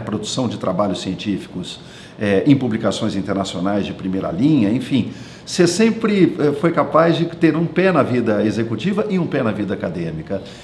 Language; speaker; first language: Portuguese; native; Portuguese